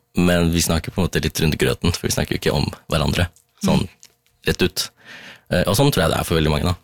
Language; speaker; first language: Norwegian; early bilingual, other home language; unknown